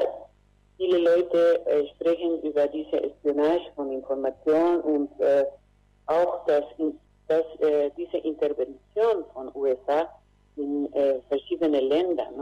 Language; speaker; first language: German; non-native, learner; Spanish